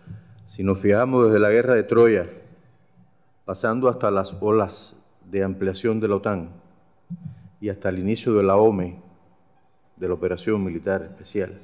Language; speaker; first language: Spanish; native; Spanish